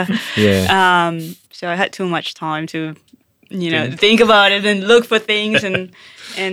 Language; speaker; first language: English; non-native, fluent; Spanish